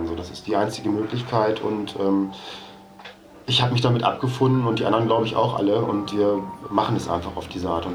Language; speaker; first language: German; native; German